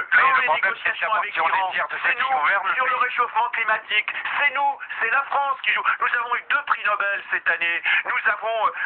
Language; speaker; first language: French; native; French